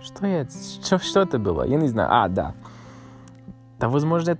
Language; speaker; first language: Russian; non-native, learner; English